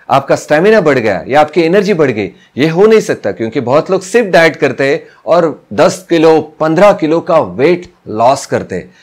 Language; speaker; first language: Hindi; non-native, local second language; Marathi